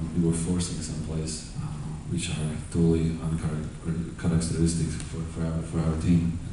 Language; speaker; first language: English; non-native, fluent; Slovak